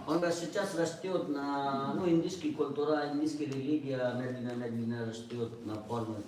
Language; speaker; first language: Russian; non-native, learner; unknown